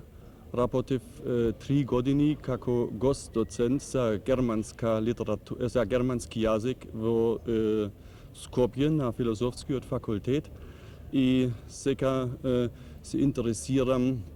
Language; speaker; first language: Macedonian; non-native, fluent; German